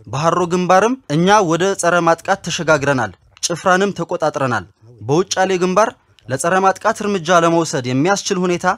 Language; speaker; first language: Amharic; non-native, local second language; Tigrinya